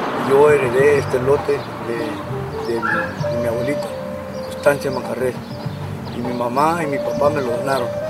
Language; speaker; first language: Spanish; native; Spanish